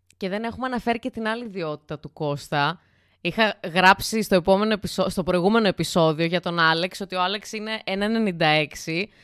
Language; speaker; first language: Greek; native; Greek